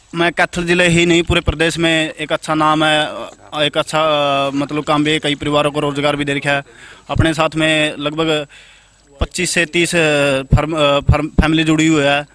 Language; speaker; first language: Hindi; native; Hindi